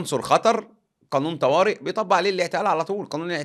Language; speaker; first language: Arabic; native; Arabic